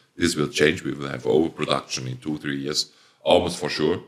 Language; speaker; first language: English; non-native, fluent; German